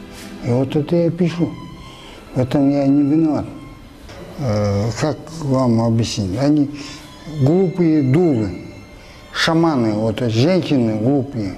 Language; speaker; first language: Russian; non-native, local second language; Kyrgyz